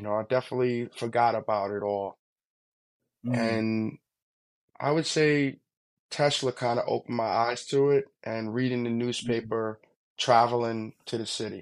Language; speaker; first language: English; native; English